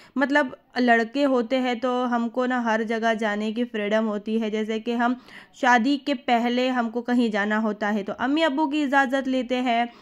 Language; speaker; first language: Hindi; native; Hindi